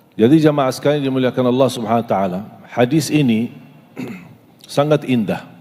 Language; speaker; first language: Indonesian; non-native, fluent; Arabic